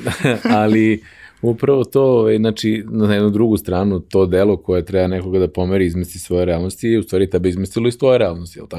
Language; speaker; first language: Serbian; native; Serbian